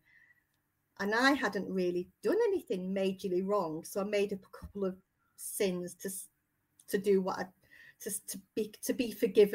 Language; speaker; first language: English; native; English